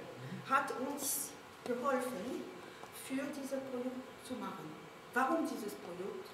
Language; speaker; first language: German; non-native, learner; French